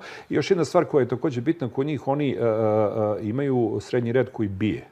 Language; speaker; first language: Serbian; native; Serbian